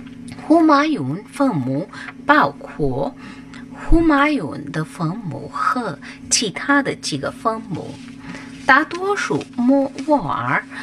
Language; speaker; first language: Chinese; non-native, learner; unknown